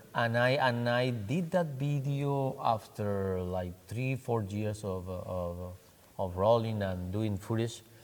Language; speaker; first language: English; non-native, fluent; Spanish